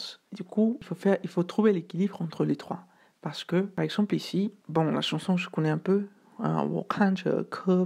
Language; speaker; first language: French; non-native, fluent; Spanish